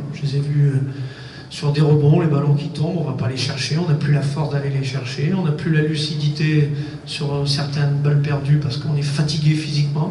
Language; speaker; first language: French; native; French